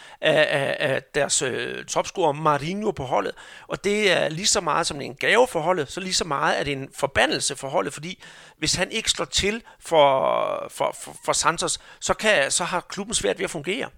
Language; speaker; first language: Danish; native; Danish